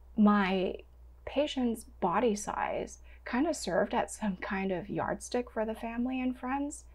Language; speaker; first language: English; non-native, local second language; Cantonese